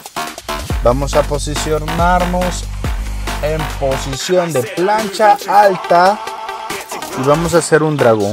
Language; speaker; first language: Spanish; native; Spanish